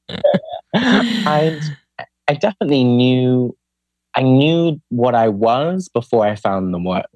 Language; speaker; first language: English; native; English